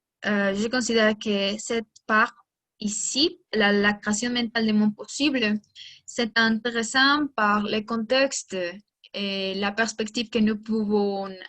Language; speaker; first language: French; non-native, learner; Spanish